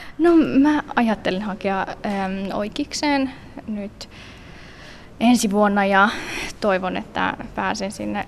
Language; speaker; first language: Finnish; early bilingual, other home language; Somali